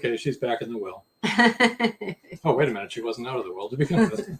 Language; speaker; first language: English; native; English